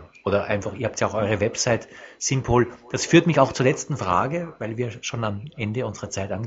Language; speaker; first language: German; native; German